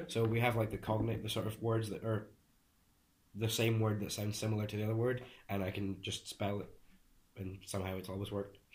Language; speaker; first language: English; early bilingual, other home language; Hungarian